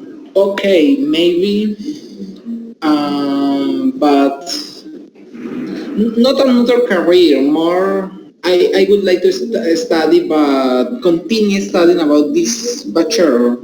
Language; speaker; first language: English; non-native, learner; Spanish